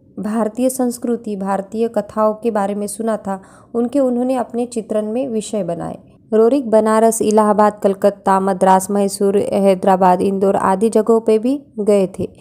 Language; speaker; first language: Hindi; non-native, local second language; Marathi